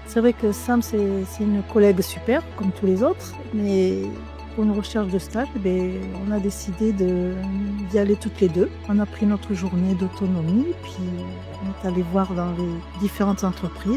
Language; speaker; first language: French; native; French